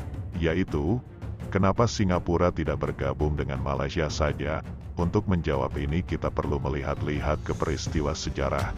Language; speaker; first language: Indonesian; native; Indonesian